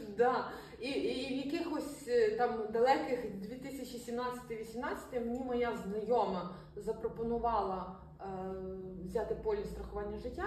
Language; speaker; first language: Ukrainian; non-native, local second language; Russian